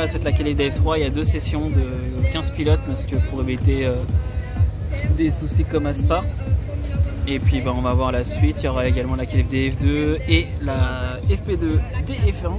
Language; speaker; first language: French; native; French